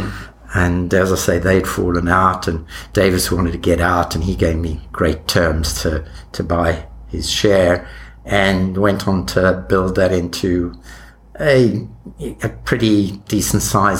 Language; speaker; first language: English; native; English